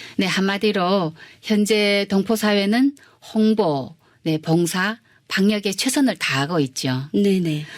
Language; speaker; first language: Korean; early bilingual, heritage; Korean